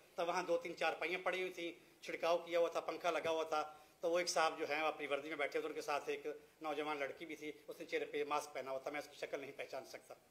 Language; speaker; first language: Urdu; non-native, local second language; Punjabi